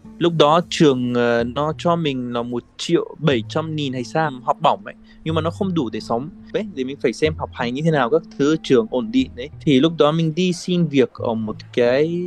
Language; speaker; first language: Vietnamese; non-native, fluent; Arabic